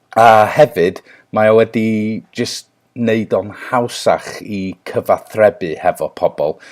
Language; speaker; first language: Welsh; non-native, local second language; English